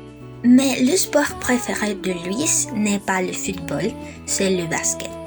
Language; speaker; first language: French; non-native, learner; Spanish